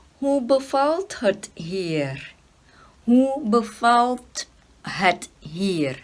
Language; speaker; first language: Dutch; non-native, learner; Thai